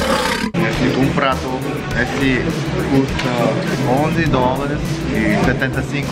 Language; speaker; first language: Portuguese; non-native, learner; English